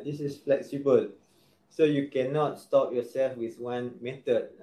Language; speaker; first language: English; non-native, local second language; Malay